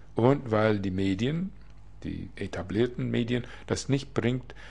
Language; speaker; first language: German; non-native, fluent; English